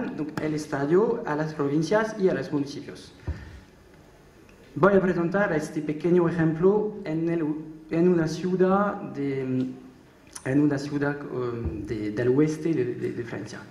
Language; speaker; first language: Spanish; non-native, learner; French